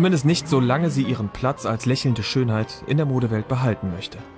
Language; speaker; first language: German; native; German